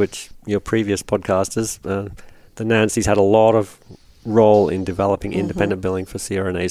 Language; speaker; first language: English; native; English